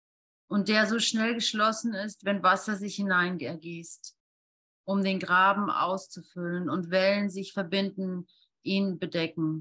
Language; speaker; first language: German; native; German